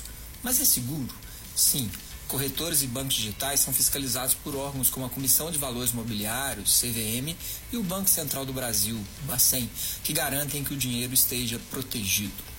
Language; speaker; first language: Portuguese; native; Portuguese